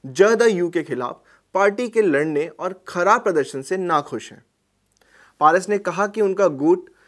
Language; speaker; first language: Hindi; native; Hindi